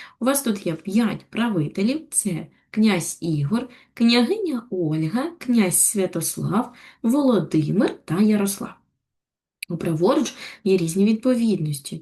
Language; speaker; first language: Ukrainian; native; Ukrainian